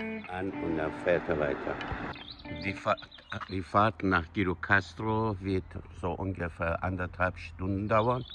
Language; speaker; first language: German; non-native, fluent; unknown